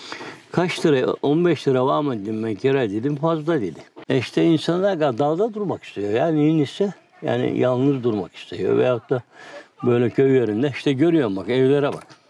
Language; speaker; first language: Turkish; native; Turkish